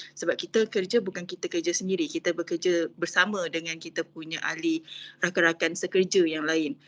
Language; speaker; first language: Malay; native; Malay